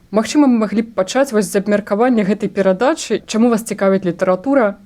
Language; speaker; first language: Belarusian; non-native, local second language; Russian